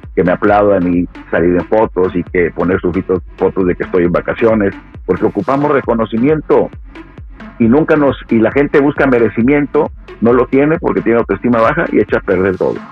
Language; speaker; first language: Spanish; native; Spanish